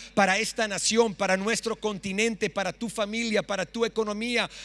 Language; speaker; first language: Spanish; early bilingual, other home language; English